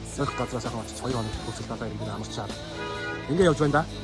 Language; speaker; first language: Mongolian; native; Mongolian